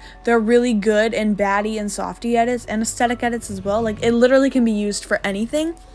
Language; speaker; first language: English; native; English